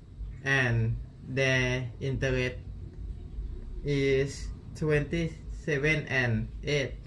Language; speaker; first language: English; non-native, learner; Thai